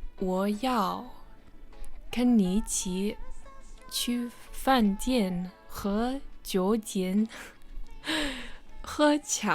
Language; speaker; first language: Chinese; non-native, learner; English